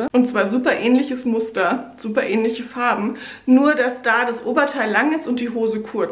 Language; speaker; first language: German; native; German